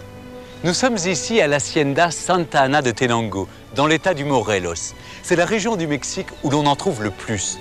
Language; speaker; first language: French; native; French